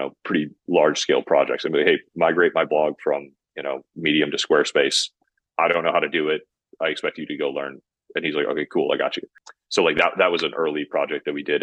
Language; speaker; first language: English; native; English